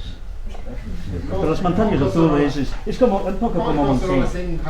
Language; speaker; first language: Spanish; non-native, learner; English